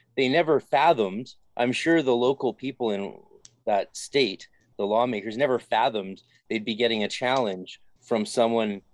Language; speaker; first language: English; native; English